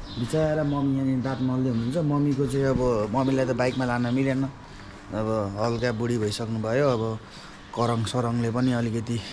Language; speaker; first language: Nepali; native; Nepali